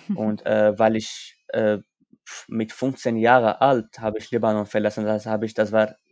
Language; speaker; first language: German; non-native, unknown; Armenian